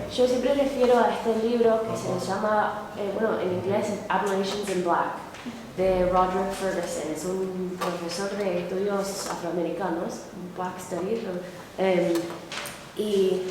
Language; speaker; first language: Spanish; non-native, fluent; English